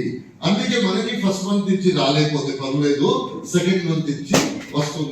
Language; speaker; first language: Telugu; non-native, fluent; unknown